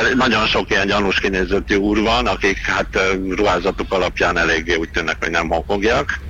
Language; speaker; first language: Hungarian; native; Hungarian